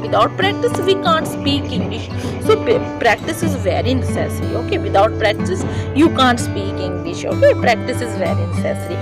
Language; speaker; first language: English; non-native, learner; Hindi